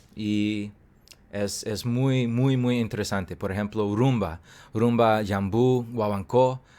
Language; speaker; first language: Spanish; non-native, learner; English